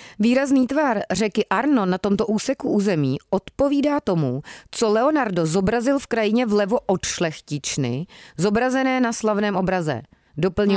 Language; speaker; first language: Czech; native; Czech